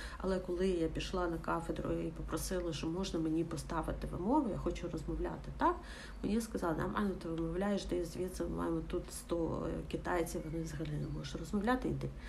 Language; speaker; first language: Ukrainian; non-native, local second language; Russian